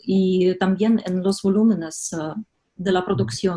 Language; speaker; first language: Spanish; non-native, fluent; Russian